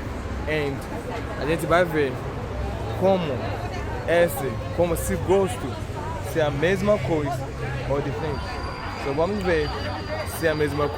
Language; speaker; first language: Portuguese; non-native, learner; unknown